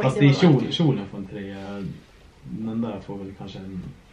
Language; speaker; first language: Swedish; native; Swedish